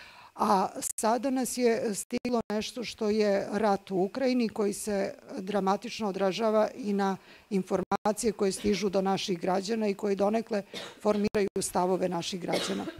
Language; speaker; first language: Bosnian; native; Bosnian